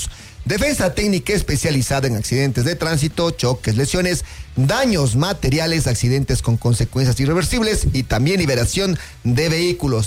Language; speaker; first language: Spanish; native; Spanish